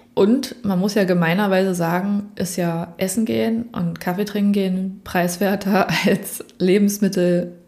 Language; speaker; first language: German; native; German